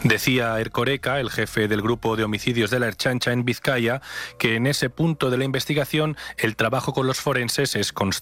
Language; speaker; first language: Spanish; native; Spanish